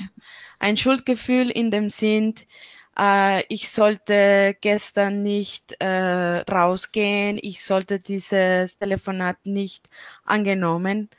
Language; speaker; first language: German; non-native, fluent; Spanish